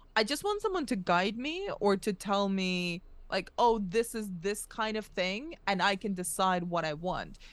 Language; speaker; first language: English; early bilingual, other home language; Russian